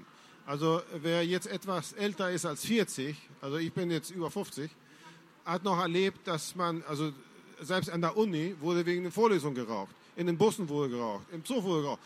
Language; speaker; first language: German; non-native, fluent; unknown